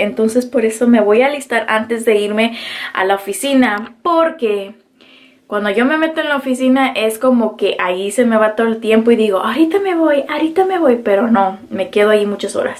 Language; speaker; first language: Spanish; early bilingual, heritage; Spanish